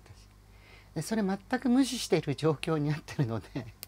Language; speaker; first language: Japanese; native; Japanese